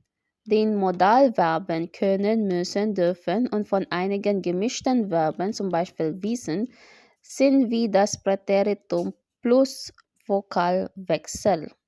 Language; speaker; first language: German; non-native, learner; Filipino